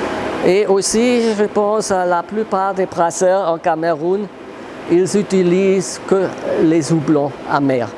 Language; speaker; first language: French; non-native, fluent; German